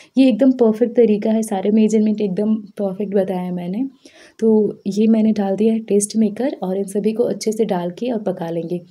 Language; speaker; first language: Hindi; native; Hindi